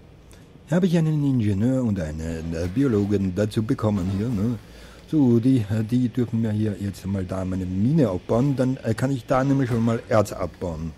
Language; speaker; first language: German; native; German